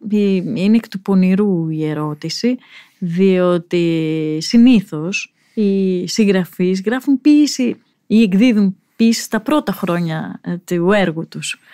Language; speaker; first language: Greek; native; Greek